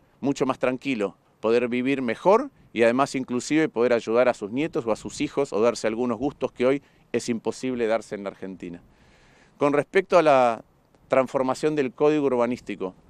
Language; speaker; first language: Spanish; native; Spanish